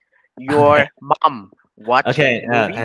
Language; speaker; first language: English; non-native, learner; Vietnamese